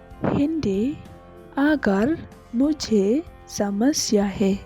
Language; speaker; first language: Hindi; non-native, local second language; Khasi